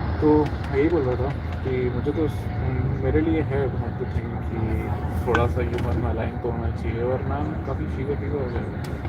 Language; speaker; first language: Hindi; native; Hindi